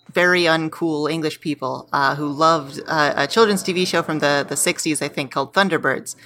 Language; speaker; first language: English; native; English